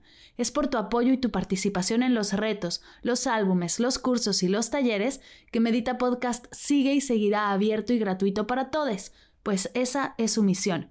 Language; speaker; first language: Spanish; native; Spanish